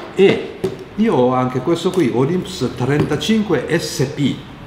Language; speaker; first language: Italian; non-native, fluent; Japanese